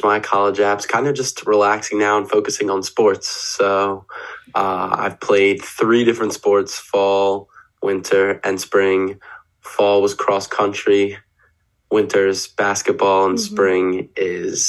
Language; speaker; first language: English; native; English